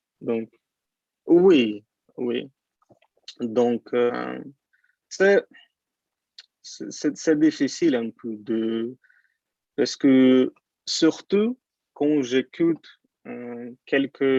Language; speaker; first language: French; non-native, learner; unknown